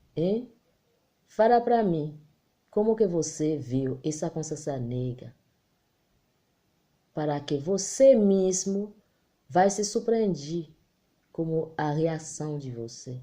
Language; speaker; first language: Portuguese; non-native, learner; Haitian Creole